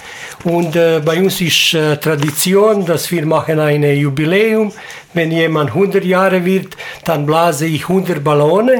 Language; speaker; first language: German; non-native, learner; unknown